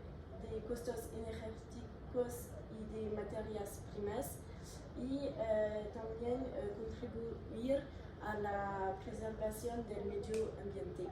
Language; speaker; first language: Spanish; non-native, learner; French